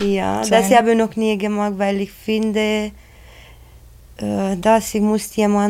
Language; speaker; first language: German; non-native, learner; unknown